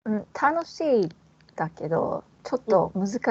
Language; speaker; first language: Japanese; non-native, fluent; English